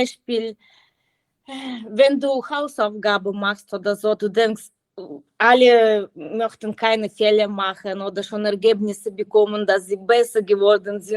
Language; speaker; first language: German; non-native, learner; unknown